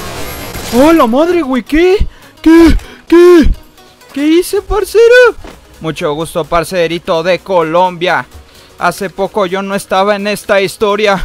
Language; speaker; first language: Spanish; native; Spanish